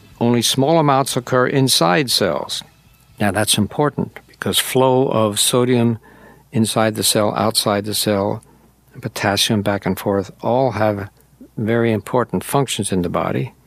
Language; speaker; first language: English; native; English